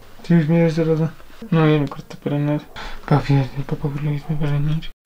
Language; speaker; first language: Spanish; native; Spanish